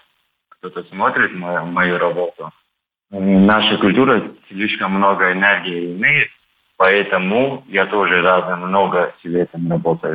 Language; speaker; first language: Russian; non-native, learner; Turkish